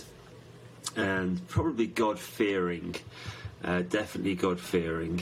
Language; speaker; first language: English; native; English